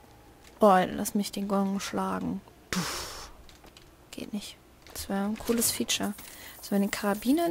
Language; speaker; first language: German; native; German